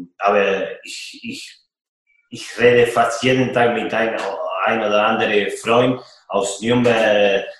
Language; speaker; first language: German; non-native, fluent; Spanish